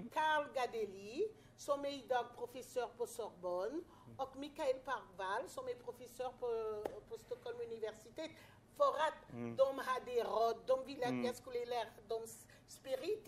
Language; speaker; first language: Swedish; non-native, fluent; French